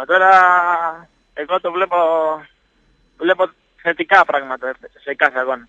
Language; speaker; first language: Greek; non-native, fluent; Italian